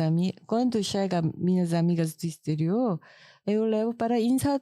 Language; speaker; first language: Portuguese; non-native, fluent; Korean